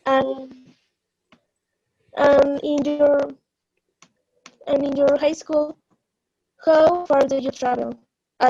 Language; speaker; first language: English; non-native, learner; Spanish